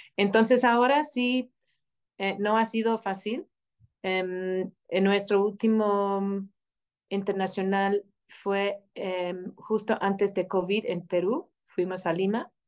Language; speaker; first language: Spanish; non-native, fluent; English